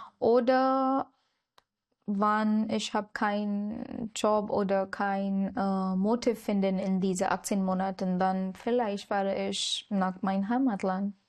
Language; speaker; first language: German; non-native, learner; Marathi